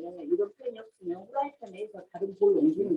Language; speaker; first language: Korean; native; Korean